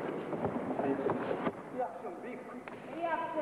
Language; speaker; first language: English; non-native, learner; Japanese